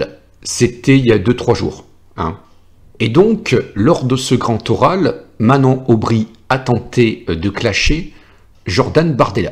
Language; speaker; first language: French; native; French